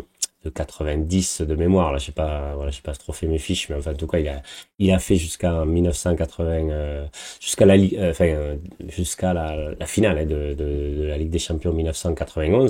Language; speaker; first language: French; native; French